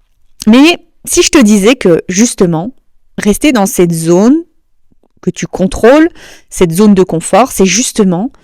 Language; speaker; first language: French; native; French